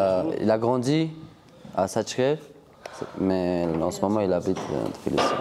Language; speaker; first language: French; non-native, learner; Georgian